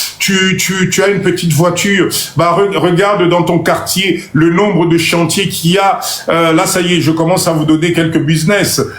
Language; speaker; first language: French; non-native, local second language; Lingala